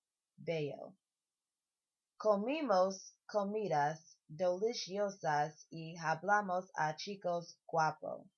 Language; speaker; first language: Spanish; non-native, learner; English